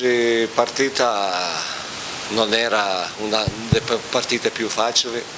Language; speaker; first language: Italian; non-native, fluent; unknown